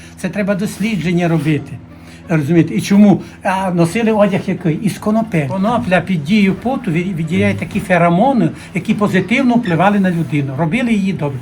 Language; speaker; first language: Ukrainian; native; Ukrainian